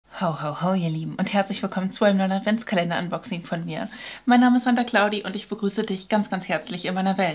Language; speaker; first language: German; native; German